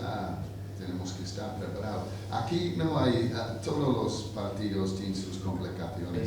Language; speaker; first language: Spanish; non-native, fluent; English